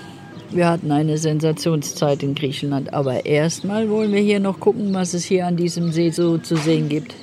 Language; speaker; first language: German; native; German